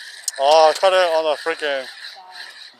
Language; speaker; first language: English; native; English